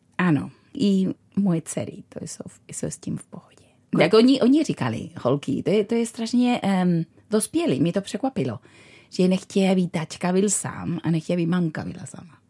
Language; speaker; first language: Czech; non-native, fluent; Spanish